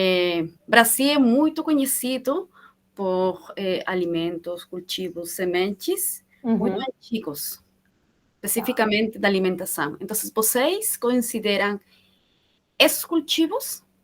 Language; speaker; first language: Portuguese; non-native, fluent; Spanish